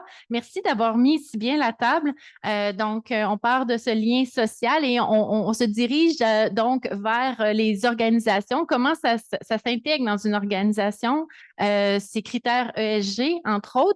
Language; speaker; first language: French; native; French